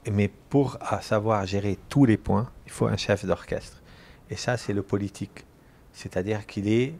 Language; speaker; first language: French; non-native, local second language; Arabic